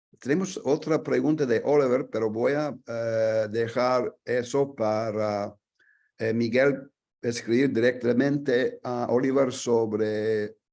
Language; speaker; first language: Spanish; non-native, fluent; English